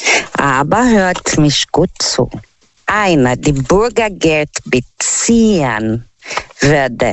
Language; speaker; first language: German; non-native, learner; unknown